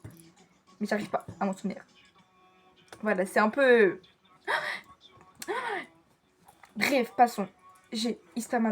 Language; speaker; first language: French; native; French